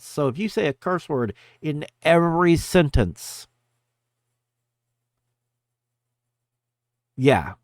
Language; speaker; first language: English; native; English